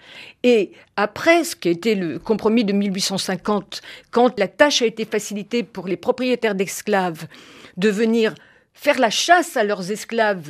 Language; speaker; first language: French; native; French